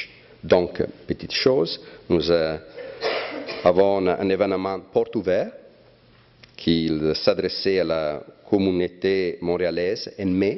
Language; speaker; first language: French; non-native, fluent; Italian